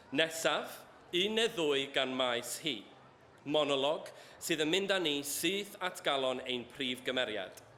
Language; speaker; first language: Welsh; native; Welsh